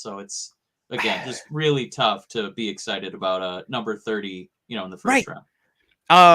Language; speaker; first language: English; native; English